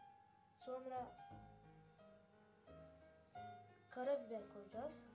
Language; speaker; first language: Turkish; non-native, learner; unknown